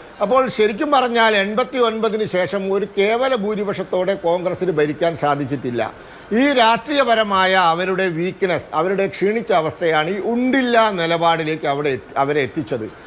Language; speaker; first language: Malayalam; native; Malayalam